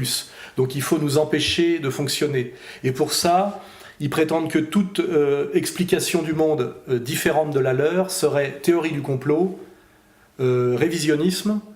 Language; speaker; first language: French; native; French